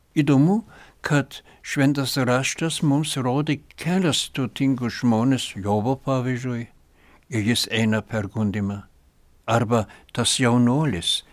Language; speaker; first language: Lithuanian; non-native, fluent; German